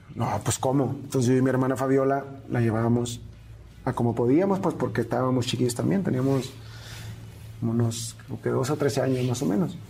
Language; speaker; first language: Spanish; native; Spanish